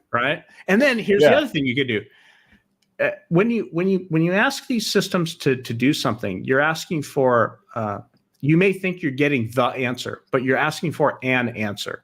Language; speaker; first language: English; native; English